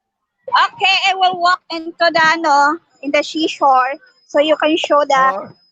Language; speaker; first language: English; non-native, learner; Filipino